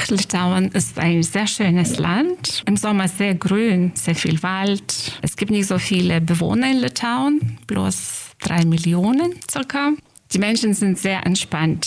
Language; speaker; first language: German; non-native, fluent; Lithuanian